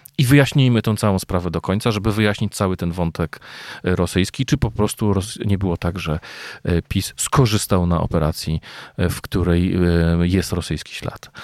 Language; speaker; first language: Polish; native; Polish